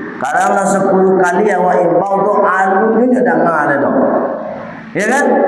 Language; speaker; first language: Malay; non-native, local second language; Minangkabau